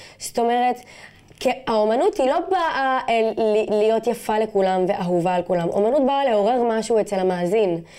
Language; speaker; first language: Hebrew; non-native, local second language; Arabic